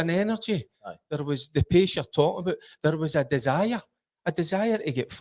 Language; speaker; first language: English; native; English